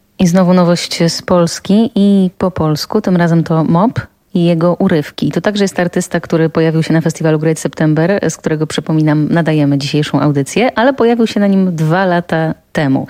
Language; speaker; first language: Polish; native; Polish